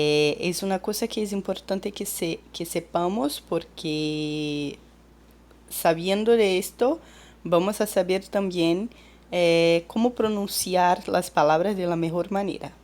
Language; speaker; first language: Spanish; non-native, fluent; Portuguese